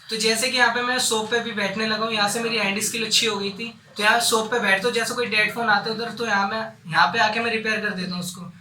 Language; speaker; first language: Hindi; native; Hindi